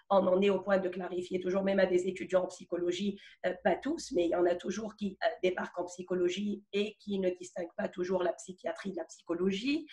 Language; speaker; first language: French; non-native, local second language; Arabic